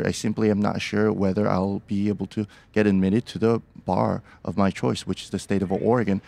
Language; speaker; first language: English; early bilingual, other home language; Korean